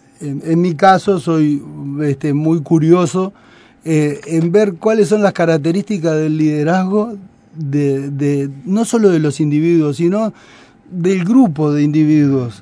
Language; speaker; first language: Spanish; native; Spanish